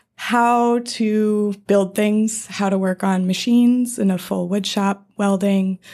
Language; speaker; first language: English; native; English